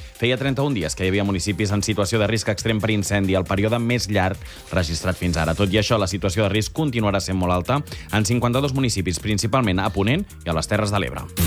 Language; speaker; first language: Catalan; native; Catalan